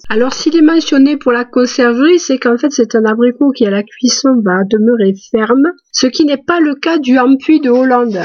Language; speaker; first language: French; native; French